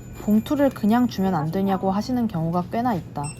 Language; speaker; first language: Korean; native; Korean